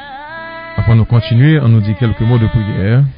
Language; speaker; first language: French; non-native, local second language; Haitian Creole